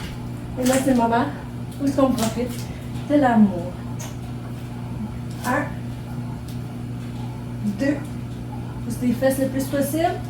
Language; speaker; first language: French; native; French